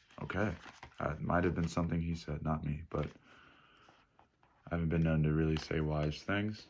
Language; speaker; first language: English; native; English